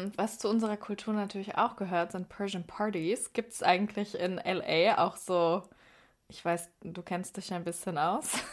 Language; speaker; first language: German; early bilingual, other home language; Persian